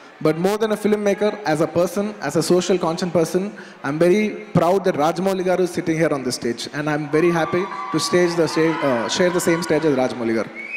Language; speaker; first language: English; non-native, local second language; Telugu